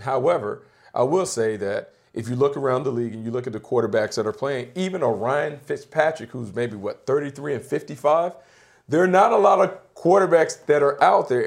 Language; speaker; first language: English; native; English